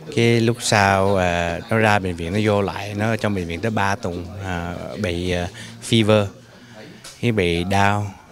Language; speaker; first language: Vietnamese; early bilingual, heritage; Vietnamese